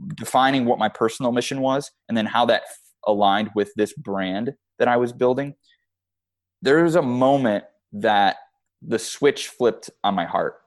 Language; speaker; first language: English; native; English